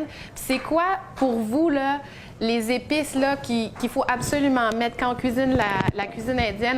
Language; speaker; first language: French; native; French